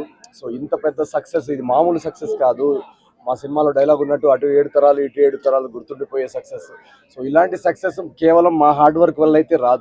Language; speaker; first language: Telugu; native; Telugu